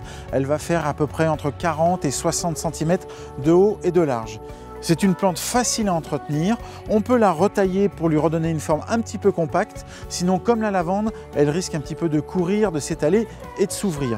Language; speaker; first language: French; native; French